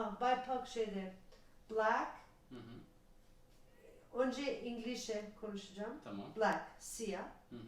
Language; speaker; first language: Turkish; non-native, learner; English